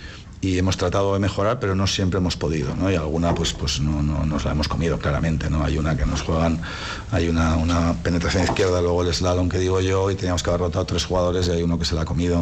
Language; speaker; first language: Spanish; native; Spanish